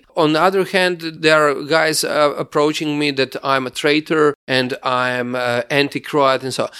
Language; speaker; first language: English; non-native, fluent; Croatian